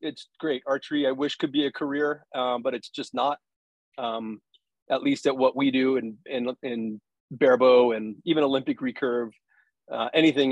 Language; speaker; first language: English; native; English